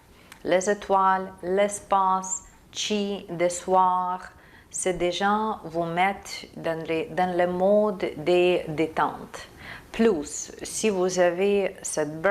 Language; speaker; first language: French; non-native, fluent; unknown